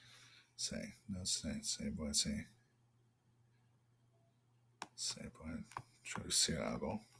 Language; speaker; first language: Spanish; non-native, fluent; English